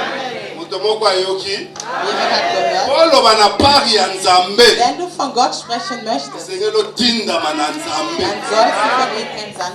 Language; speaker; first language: German; non-native, fluent; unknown